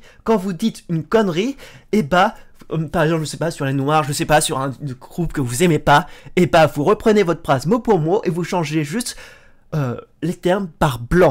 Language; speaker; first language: French; native; French